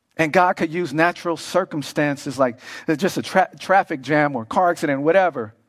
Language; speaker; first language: English; native; English